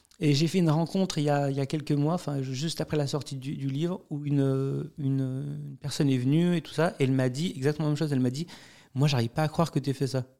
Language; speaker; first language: French; native; French